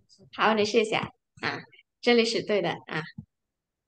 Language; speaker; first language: Chinese; non-native, fluent; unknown